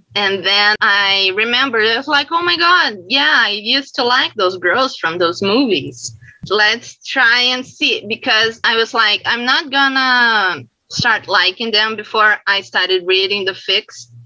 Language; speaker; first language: English; non-native, fluent; Portuguese